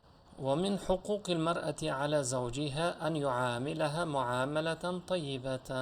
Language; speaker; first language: Arabic; non-native, fluent; Uzbek